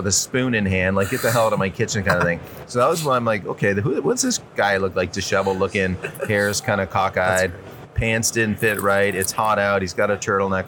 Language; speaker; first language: English; native; English